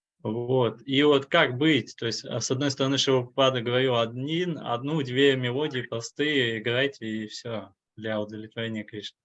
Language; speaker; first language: Russian; native; Russian